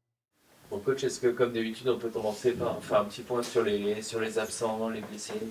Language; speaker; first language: French; native; French